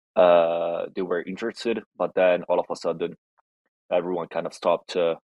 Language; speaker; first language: English; non-native, fluent; Italian